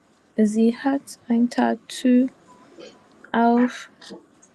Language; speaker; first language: German; non-native, learner; Filipino